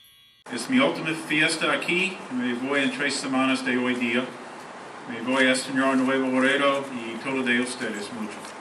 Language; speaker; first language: Spanish; non-native, learner; English